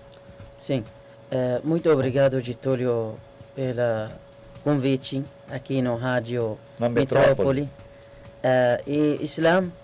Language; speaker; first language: Portuguese; non-native, learner; Arabic